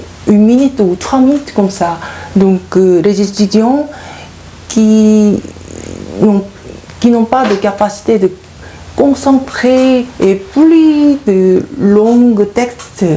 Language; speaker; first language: French; non-native, learner; Korean